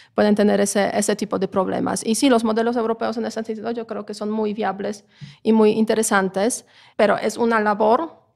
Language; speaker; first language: Spanish; non-native, fluent; Polish